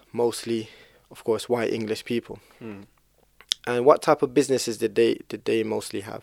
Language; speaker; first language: English; native; English